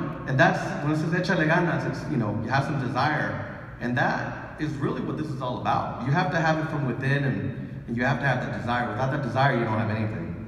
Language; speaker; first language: English; early bilingual, other home language; Spanish